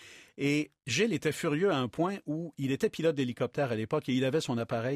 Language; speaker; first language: French; native; French